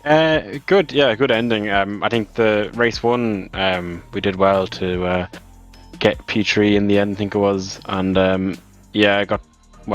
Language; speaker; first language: English; native; English